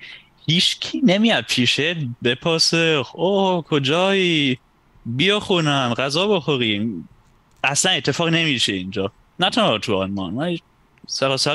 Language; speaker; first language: Persian; non-native, fluent; German